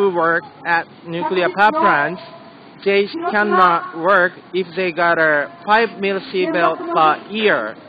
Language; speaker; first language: English; non-native, learner; Japanese